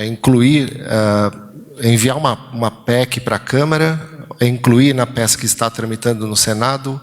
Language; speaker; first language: Portuguese; native; Portuguese